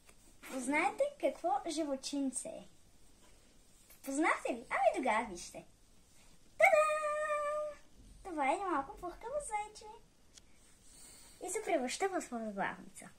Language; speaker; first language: Bulgarian; early bilingual, heritage; Bulgarian